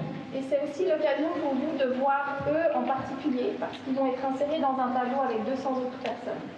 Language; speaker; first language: French; native; French